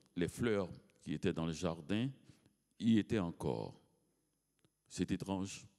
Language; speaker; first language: French; native; French